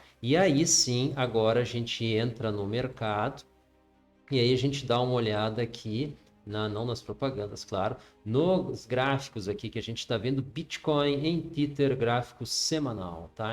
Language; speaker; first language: Portuguese; native; Portuguese